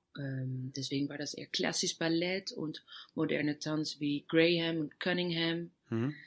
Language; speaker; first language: German; non-native, fluent; Dutch